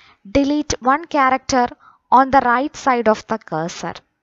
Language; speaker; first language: English; non-native, local second language; Malayalam